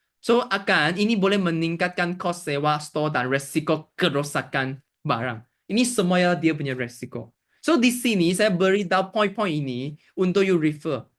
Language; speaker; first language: Malay; non-native, local second language; Chinese